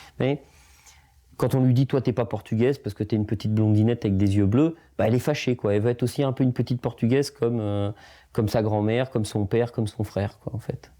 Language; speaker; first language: French; early bilingual, other home language; Portuguese